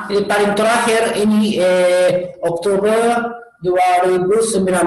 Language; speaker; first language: Indonesian; non-native, learner; Japanese